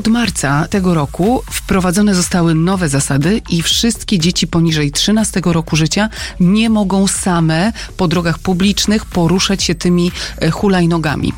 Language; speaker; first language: Polish; native; Polish